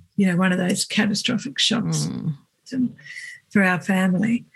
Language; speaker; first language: English; native; English